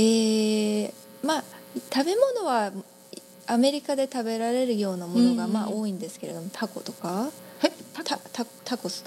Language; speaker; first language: Japanese; native; Japanese